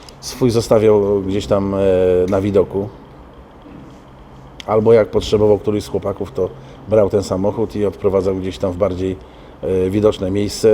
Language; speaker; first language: Polish; native; Polish